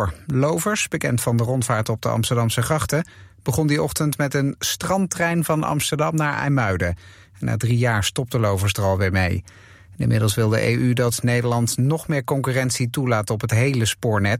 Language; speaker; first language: Dutch; native; Dutch